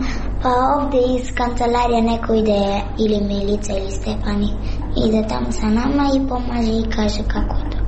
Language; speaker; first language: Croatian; non-native, learner; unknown